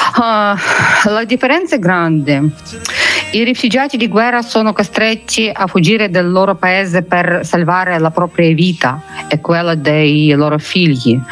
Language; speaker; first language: Italian; non-native, fluent; Ukrainian